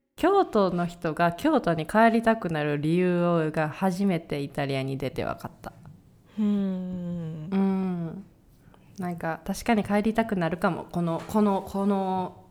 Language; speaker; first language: Japanese; native; Japanese